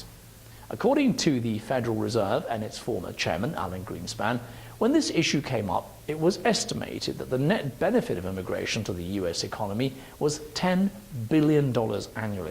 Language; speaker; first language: English; native; English